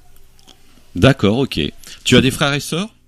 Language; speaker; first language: French; native; French